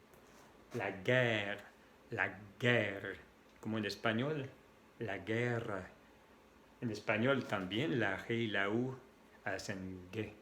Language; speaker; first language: Spanish; non-native, fluent; French